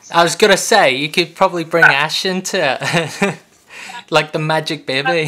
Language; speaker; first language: English; native; English